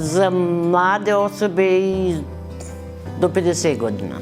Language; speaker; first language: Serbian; early bilingual, other home language; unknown